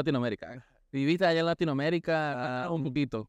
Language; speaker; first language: Spanish; native; Spanish